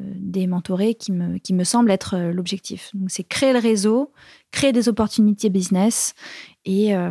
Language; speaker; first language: French; native; French